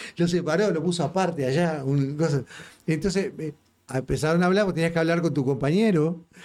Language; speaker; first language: Spanish; native; Spanish